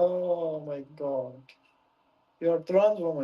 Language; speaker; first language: English; non-native, learner; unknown